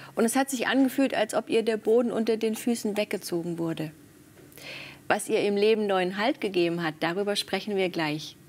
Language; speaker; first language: German; native; German